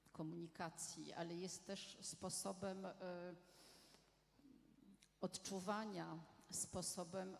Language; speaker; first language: Polish; non-native, fluent; French